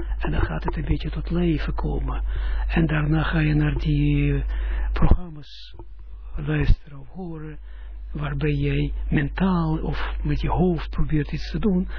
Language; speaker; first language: Dutch; non-native, fluent; Russian